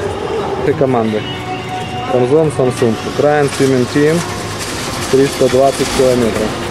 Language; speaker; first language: Russian; native; Russian